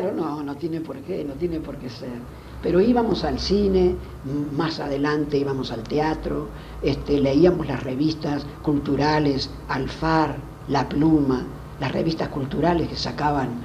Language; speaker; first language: Spanish; native; Spanish